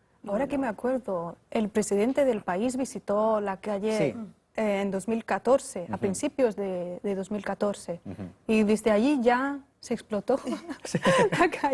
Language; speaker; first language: Spanish; non-native, fluent; Chinese